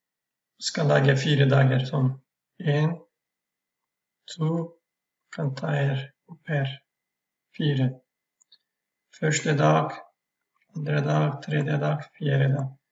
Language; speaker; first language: Norwegian; non-native, fluent; Turkish